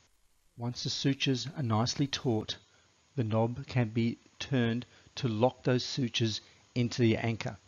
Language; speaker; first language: English; native; English